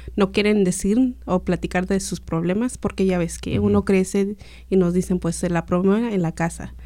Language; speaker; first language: Spanish; early bilingual, heritage; Spanish